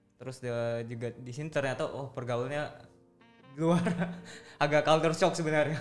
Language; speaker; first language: Indonesian; native; Indonesian